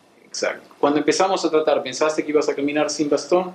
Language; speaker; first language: Spanish; native; Spanish